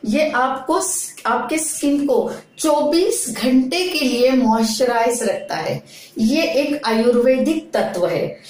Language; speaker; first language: Hindi; non-native, local second language; Marathi